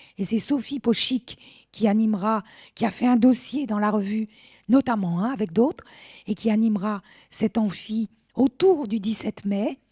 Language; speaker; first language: French; native; French